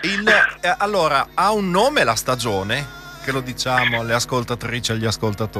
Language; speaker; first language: Italian; native; Italian